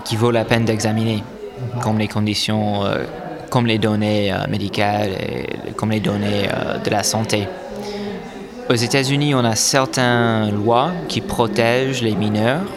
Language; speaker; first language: French; non-native, fluent; English